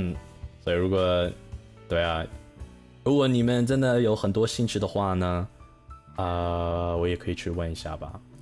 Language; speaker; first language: Chinese; non-native, learner; English